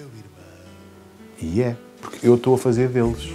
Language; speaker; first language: Portuguese; native; Portuguese